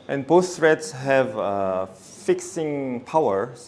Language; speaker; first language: English; non-native, fluent; Korean